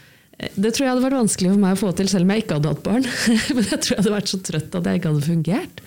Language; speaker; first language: Norwegian; native; Norwegian